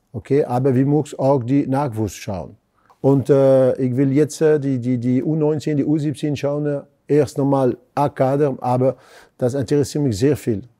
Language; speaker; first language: German; non-native, fluent; French